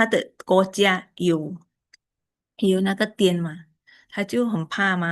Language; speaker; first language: Chinese; early bilingual, heritage; Chinese